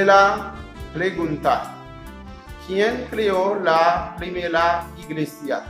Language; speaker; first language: Spanish; non-native, learner; Haitian Creole